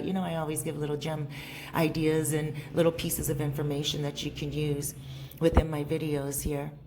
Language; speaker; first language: English; native; English